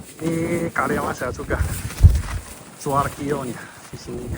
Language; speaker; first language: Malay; non-native, fluent; Chinese